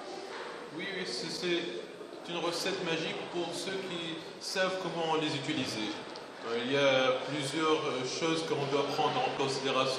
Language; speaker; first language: French; non-native, local second language; Arabic